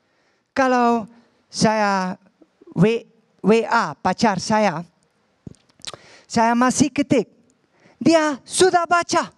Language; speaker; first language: Indonesian; non-native, learner; Dutch